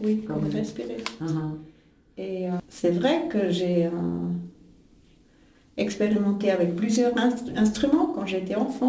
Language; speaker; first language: French; non-native, local second language; German